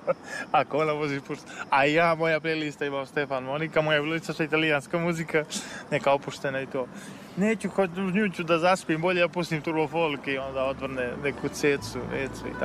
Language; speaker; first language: Serbian; native; Serbian